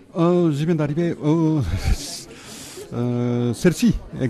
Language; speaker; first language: French; non-native, fluent; Japanese